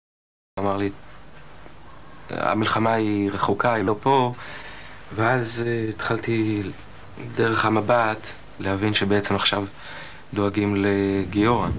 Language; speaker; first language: Hebrew; early bilingual, other home language; Russian